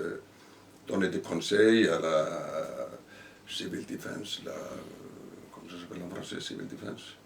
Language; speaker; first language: French; non-native, fluent; Icelandic